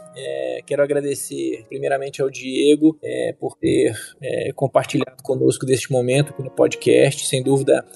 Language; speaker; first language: Portuguese; native; Portuguese